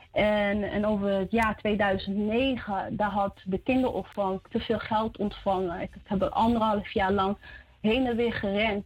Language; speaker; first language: Dutch; early bilingual, other home language; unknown